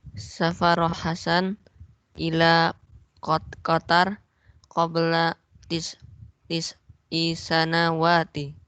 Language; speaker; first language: Arabic; non-native, learner; Indonesian